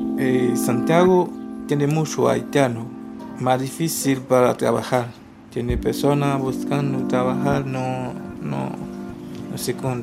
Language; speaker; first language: Spanish; non-native, learner; Haitian Creole